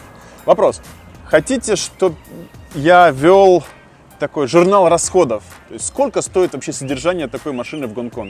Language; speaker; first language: Russian; native; Russian